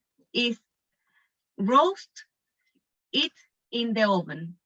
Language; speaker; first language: English; non-native, learner; Spanish